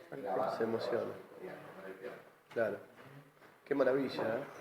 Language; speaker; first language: Spanish; native; Spanish